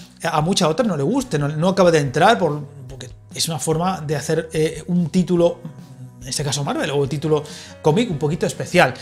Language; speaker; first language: Spanish; native; Spanish